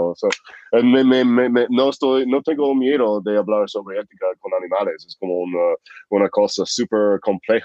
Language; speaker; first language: Spanish; non-native, fluent; English